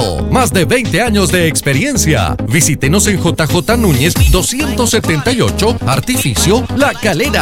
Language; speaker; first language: Spanish; native; Spanish